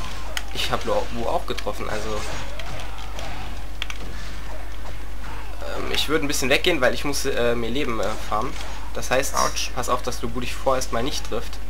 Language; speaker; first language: German; native; German